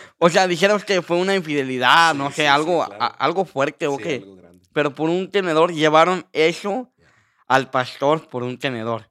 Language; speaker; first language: Spanish; early bilingual, heritage; Spanish